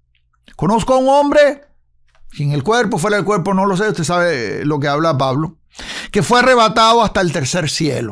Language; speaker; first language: Spanish; native; Spanish